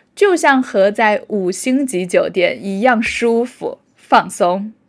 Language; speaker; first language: Chinese; native; Chinese